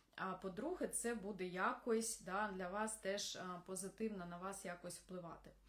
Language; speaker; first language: Ukrainian; non-native, local second language; Russian